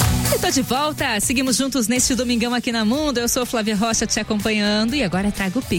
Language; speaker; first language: Portuguese; native; Portuguese